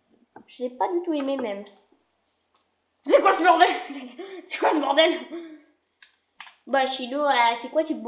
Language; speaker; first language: French; native; French